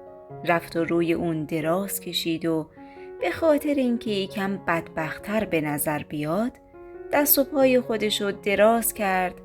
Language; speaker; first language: Persian; native; Persian